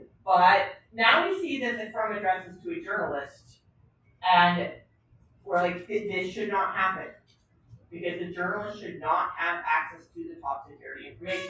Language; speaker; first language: English; native; English